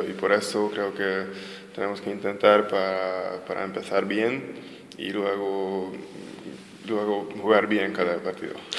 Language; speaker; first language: Spanish; non-native, learner; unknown